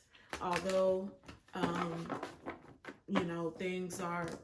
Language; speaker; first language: English; native; English